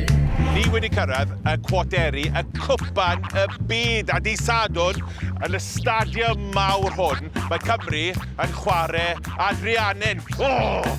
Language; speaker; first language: Welsh; non-native, learner; English